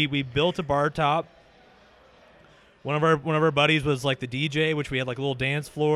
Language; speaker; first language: English; native; English